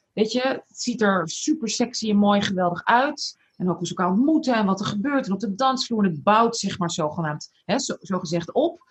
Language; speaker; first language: Dutch; early bilingual, other home language; Arabic